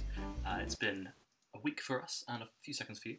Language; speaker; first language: English; native; English